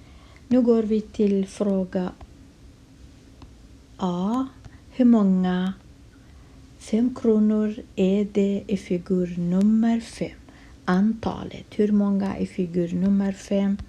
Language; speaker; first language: Swedish; non-native, fluent; Kurdish